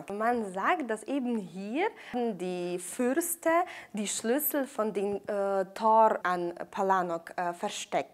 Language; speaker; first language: German; early bilingual, heritage; German